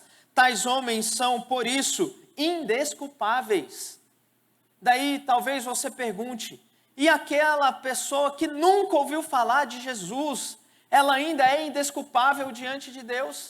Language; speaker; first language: Portuguese; native; Portuguese